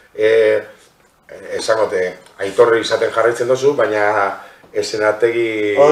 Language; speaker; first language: Basque; native; Basque